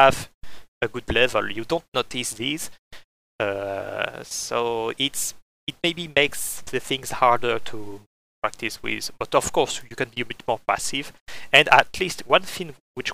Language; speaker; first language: English; non-native, fluent; French